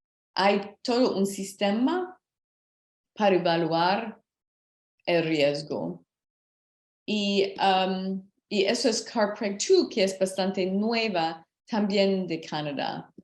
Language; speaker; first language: Spanish; non-native, learner; English